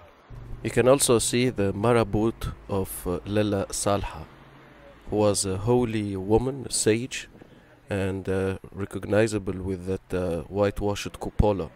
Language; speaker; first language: English; non-native, fluent; Arabic